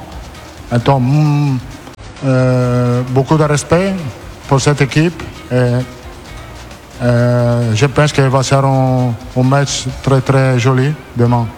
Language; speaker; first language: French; non-native, learner; Italian